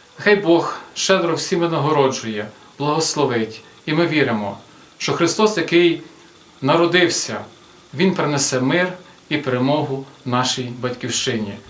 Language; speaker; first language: Ukrainian; native; Ukrainian